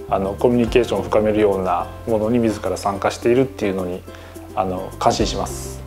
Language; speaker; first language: Japanese; native; Japanese